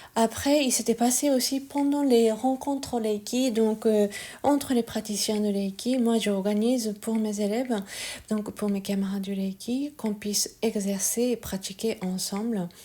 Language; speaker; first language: French; non-native, fluent; Japanese